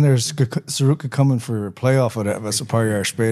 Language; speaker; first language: German; non-native, learner; English